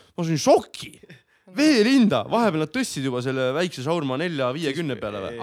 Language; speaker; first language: Estonian; native; Estonian